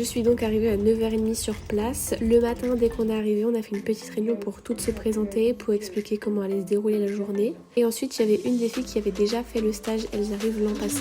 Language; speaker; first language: French; native; French